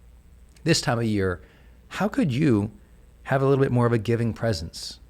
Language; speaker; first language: English; native; English